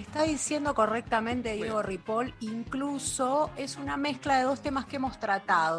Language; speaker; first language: Spanish; native; Spanish